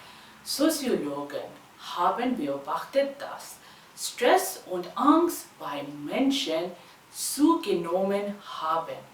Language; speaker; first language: German; non-native, fluent; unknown